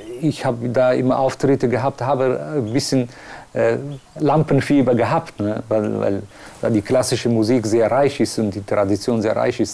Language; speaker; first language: German; non-native, fluent; Persian